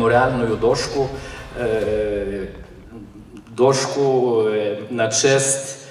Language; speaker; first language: Ukrainian; non-native, fluent; Lithuanian